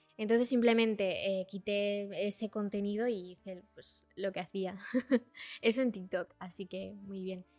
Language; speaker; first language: Spanish; early bilingual, other home language; Portuguese